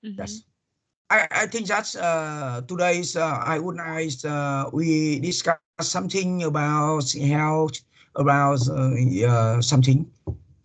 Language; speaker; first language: English; non-native, learner; Vietnamese